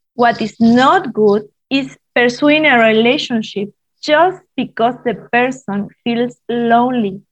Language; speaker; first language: English; non-native, fluent; Spanish